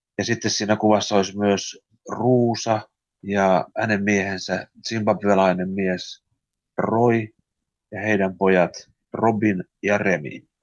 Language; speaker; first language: Finnish; early bilingual, heritage; Finnish